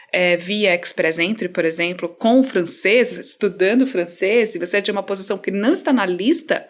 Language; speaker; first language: Portuguese; native; Portuguese